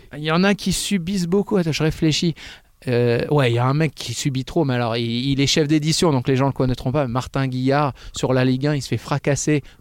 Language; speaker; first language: French; native; French